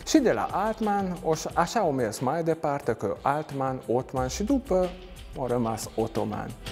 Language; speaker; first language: Romanian; non-native, local second language; Hungarian